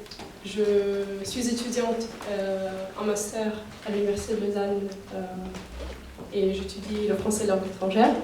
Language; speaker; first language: French; non-native, fluent; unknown